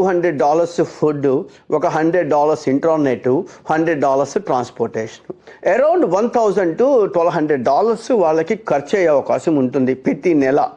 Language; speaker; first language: Telugu; native; Telugu